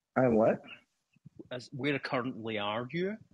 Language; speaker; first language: English; native; English